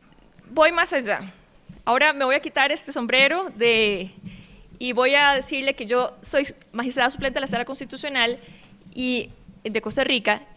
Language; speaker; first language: Spanish; native; Spanish